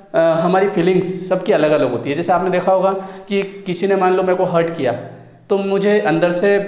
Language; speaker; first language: Hindi; native; Hindi